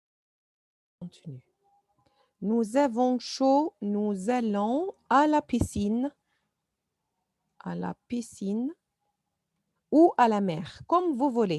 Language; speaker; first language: French; non-native, fluent; Arabic